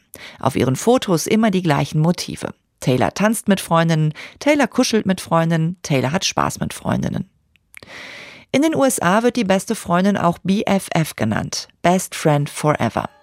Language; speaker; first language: German; native; German